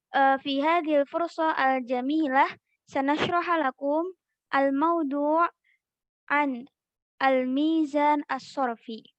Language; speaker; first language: Arabic; non-native, learner; Indonesian